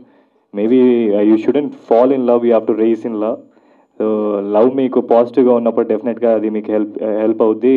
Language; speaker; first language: Telugu; native; Telugu